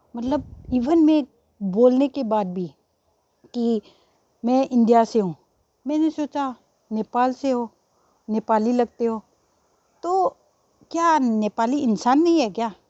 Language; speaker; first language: Hindi; non-native, local second language; Manipuri